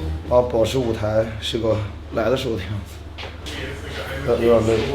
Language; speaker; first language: Chinese; native; Chinese